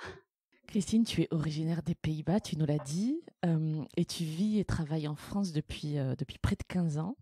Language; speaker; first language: French; native; French